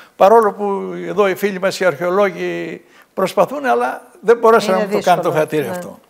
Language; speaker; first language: Greek; native; Greek